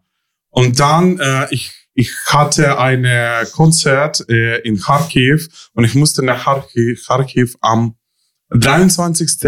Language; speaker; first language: German; non-native, learner; Ukrainian